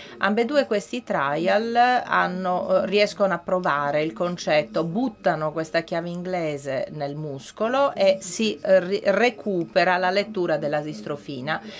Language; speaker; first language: Italian; non-native, fluent; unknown